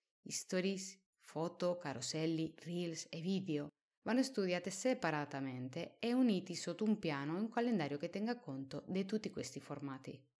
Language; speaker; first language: Italian; non-native, fluent; Spanish